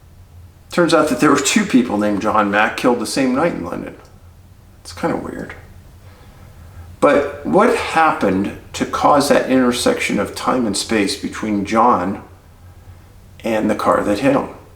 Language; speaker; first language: English; native; English